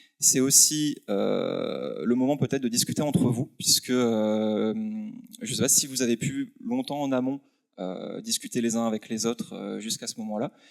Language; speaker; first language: French; native; French